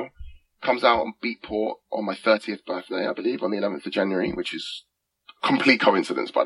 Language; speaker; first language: English; native; English